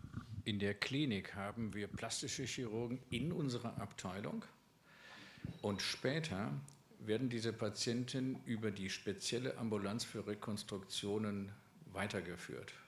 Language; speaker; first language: German; native; German